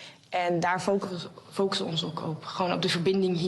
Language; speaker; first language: Dutch; native; Dutch